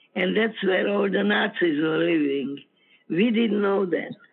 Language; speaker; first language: English; non-native, fluent; Ukrainian